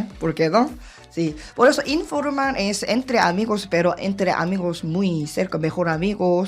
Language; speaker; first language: Spanish; non-native, learner; Korean